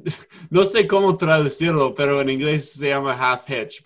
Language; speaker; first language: Spanish; non-native, learner; English